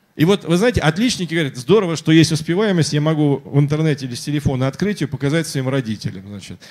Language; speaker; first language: Russian; native; Russian